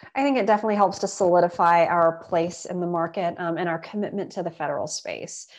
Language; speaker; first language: English; native; English